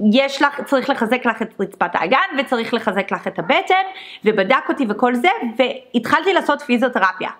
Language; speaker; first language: Hebrew; native; Hebrew